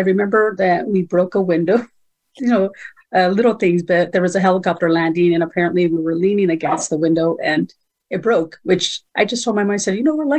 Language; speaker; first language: English; early bilingual, other home language; Spanish